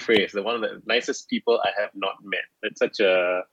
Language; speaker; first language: English; native; English